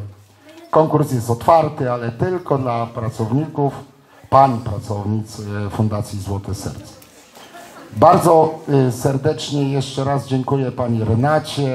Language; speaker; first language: Polish; native; Polish